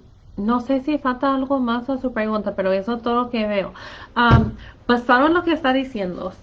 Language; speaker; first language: Spanish; non-native, fluent; English